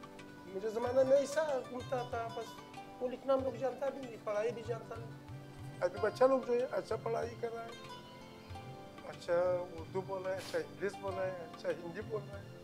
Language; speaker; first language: Hindi; non-native, fluent; Pashto